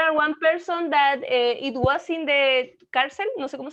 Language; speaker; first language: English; non-native, learner; Spanish